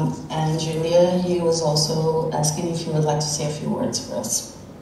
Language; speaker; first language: English; non-native, fluent; Portuguese